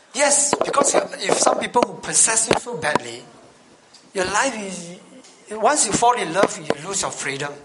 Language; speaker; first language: English; non-native, local second language; Chinese